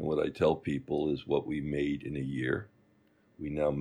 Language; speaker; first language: English; native; English